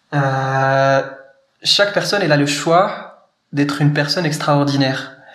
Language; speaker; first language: French; non-native, local second language; Arabic